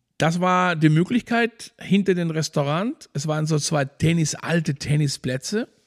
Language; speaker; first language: German; non-native, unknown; Spanish